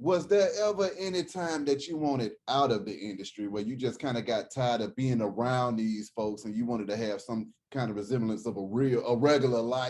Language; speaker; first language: English; native; English